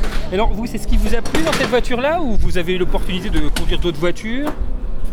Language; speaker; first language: French; native; French